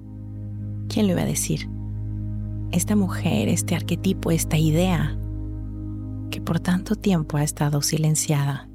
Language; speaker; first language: Spanish; native; Spanish